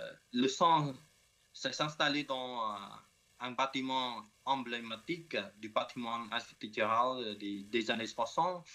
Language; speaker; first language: French; non-native, learner; Khmer